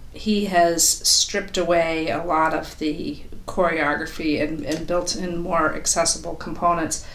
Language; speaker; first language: English; native; English